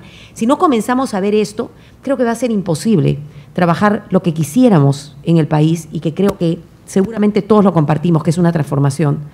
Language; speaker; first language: Spanish; native; Spanish